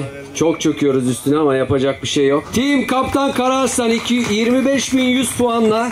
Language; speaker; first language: Turkish; native; Turkish